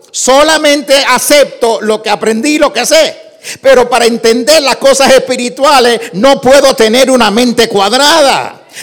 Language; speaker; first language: Spanish; early bilingual, heritage; Spanish